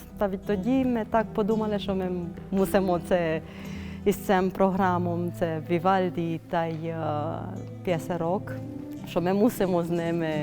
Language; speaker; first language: Ukrainian; early bilingual, heritage; Ukrainian